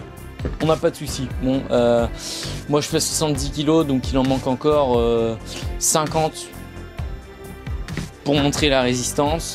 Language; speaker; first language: French; native; French